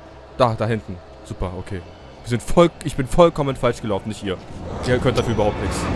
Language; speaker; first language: German; native; German